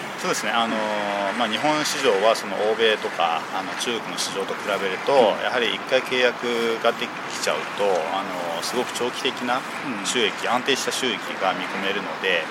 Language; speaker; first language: Japanese; early bilingual, other home language; Chinese